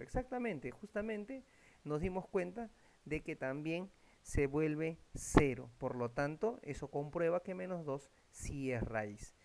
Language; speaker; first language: Spanish; native; Spanish